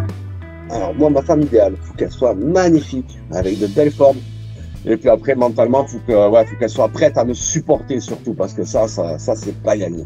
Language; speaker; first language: French; native; French